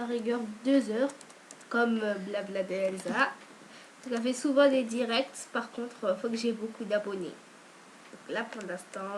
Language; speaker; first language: French; native; French